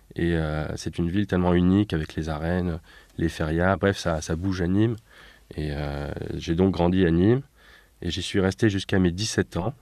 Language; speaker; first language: French; native; French